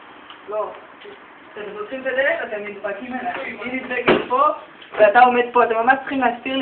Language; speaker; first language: Hebrew; native; Hebrew